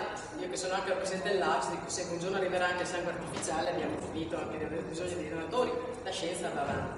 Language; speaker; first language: Italian; native; Italian